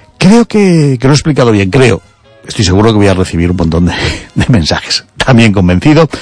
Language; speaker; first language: Spanish; native; Spanish